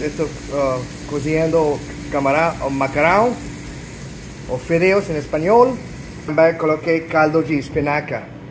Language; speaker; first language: Portuguese; non-native, learner; English